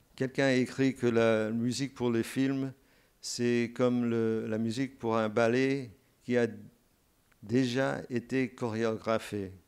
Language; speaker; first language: French; non-native, fluent; English